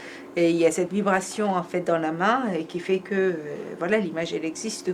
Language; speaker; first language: French; non-native, fluent; Persian